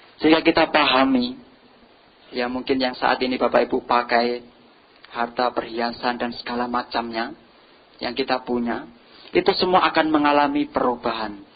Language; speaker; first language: Indonesian; non-native, local second language; Javanese